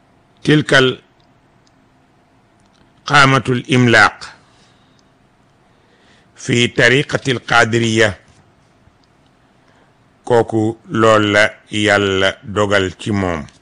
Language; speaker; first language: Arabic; non-native, fluent; Wolof